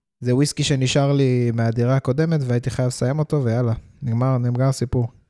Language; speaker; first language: Hebrew; early bilingual, heritage; Hebrew